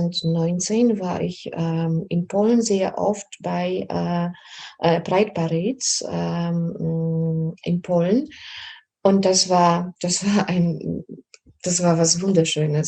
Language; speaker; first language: German; non-native, fluent; Polish